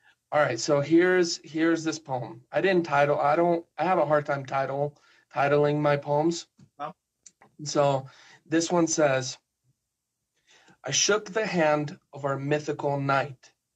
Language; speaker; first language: English; non-native, fluent; Spanish